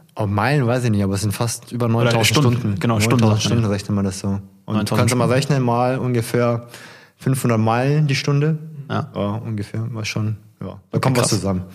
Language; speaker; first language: German; early bilingual, other home language; Korean